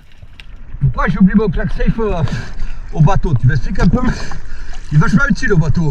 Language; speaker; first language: French; native; French